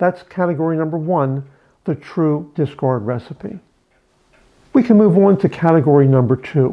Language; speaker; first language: English; native; English